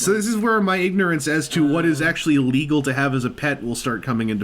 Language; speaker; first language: English; native; English